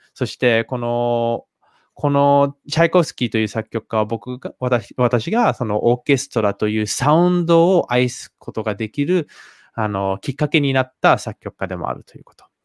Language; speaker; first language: Japanese; native; Japanese